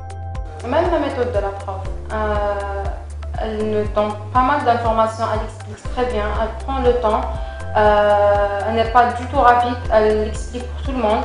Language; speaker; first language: French; non-native, local second language; Kabyle